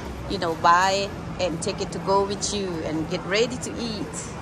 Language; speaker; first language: English; non-native, learner; Thai